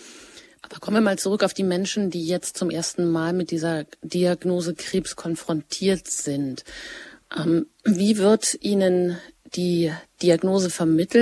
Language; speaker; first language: German; native; German